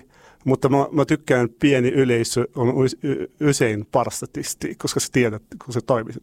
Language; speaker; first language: Finnish; non-native, learner; Arabic